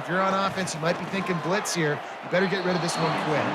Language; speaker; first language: English; native; English